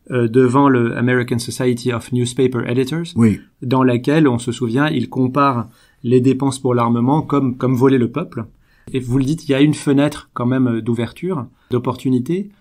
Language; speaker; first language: French; native; French